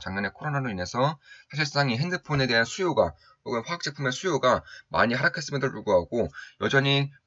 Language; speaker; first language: Korean; native; Korean